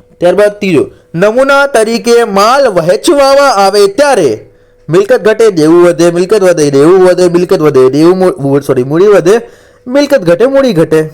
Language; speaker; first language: Gujarati; non-native, local second language; Marathi